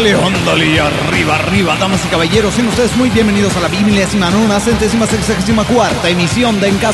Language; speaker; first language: Spanish; native; Spanish